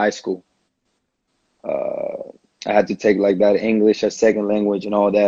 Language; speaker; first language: English; non-native, fluent; Spanish